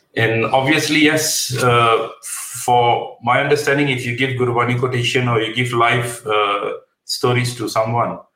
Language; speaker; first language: English; non-native, local second language; Punjabi